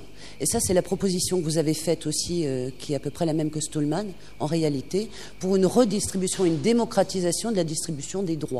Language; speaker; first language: French; native; French